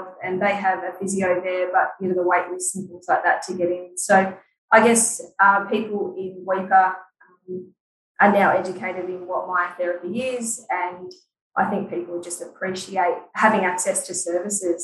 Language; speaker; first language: English; native; English